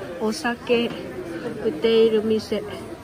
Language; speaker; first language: Japanese; non-native, learner; Vietnamese